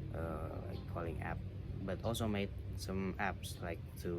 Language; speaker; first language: English; non-native, fluent; Indonesian